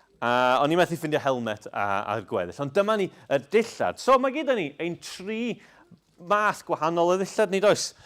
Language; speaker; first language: Welsh; non-native, local second language; English